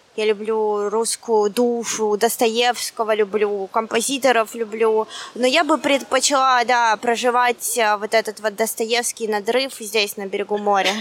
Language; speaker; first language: Russian; native; Russian